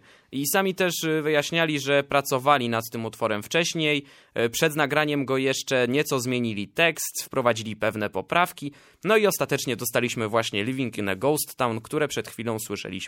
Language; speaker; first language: Polish; native; Polish